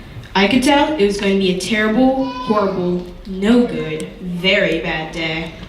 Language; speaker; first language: English; native; English